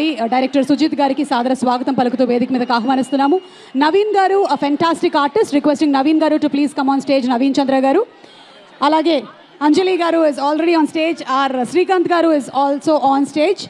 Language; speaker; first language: Telugu; native; Telugu